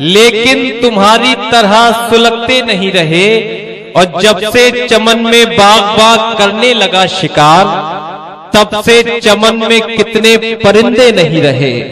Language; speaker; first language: Urdu; native; Urdu